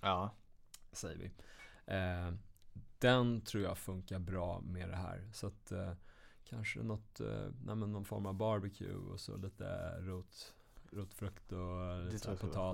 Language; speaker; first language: Swedish; native; Swedish